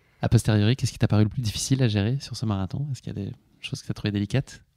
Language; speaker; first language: French; native; French